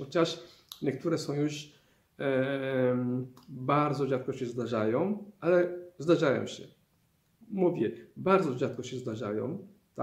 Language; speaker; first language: Polish; non-native, fluent; Somali